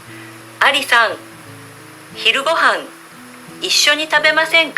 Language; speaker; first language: Japanese; non-native, learner; Indonesian